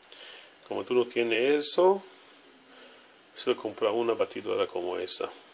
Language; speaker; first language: Spanish; non-native, learner; Hebrew